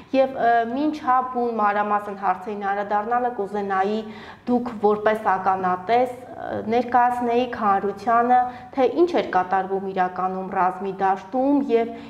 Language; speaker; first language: Armenian; native; Armenian